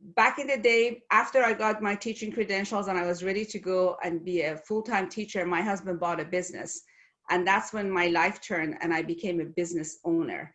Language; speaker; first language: English; non-native, fluent; Persian